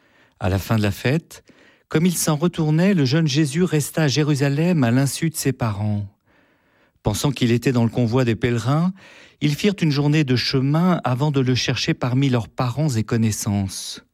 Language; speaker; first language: French; native; French